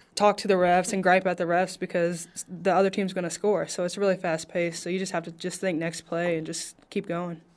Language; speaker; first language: English; native; English